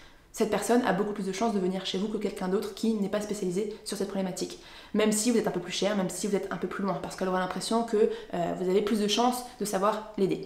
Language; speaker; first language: French; native; French